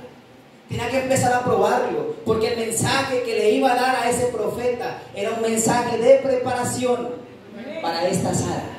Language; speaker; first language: Spanish; native; Spanish